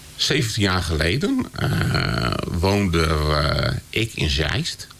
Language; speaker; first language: Dutch; native; Dutch